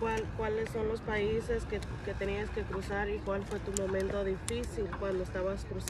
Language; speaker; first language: Spanish; early bilingual, other home language; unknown